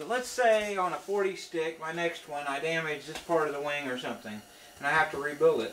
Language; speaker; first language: English; native; English